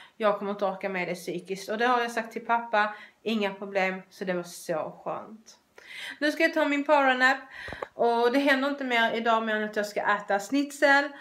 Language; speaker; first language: Swedish; native; Swedish